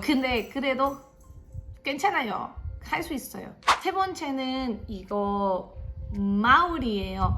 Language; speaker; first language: Korean; non-native, fluent; Spanish